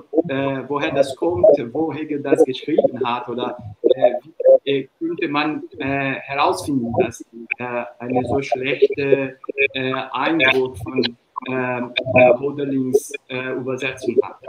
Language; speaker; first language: German; non-native, fluent; Portuguese